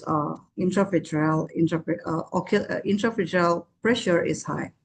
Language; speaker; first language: English; non-native, fluent; Indonesian